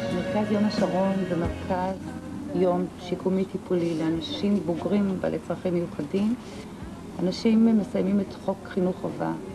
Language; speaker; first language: Hebrew; native; Hebrew